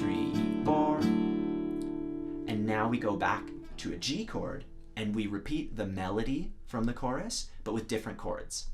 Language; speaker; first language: English; native; English